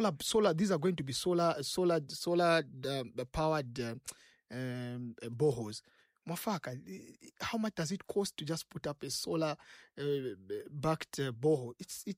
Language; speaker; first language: English; non-native, local second language; Bemba